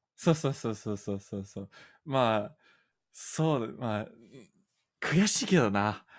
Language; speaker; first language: Japanese; non-native, learner; English